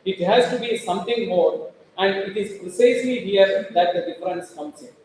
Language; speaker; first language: English; non-native, local second language; Malayalam